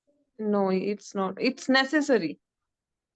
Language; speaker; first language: English; non-native, learner; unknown